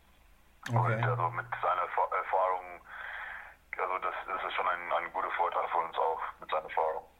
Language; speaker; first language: German; non-native, fluent; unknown